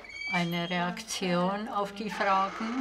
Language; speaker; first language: German; non-native, fluent; Czech